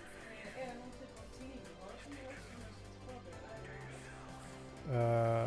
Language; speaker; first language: Swedish; native; Swedish